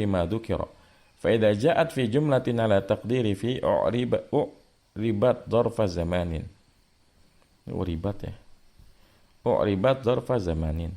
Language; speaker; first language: Arabic; non-native, fluent; Indonesian